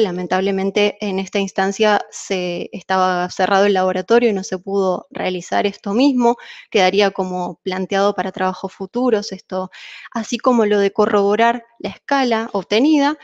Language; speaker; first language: Spanish; native; Spanish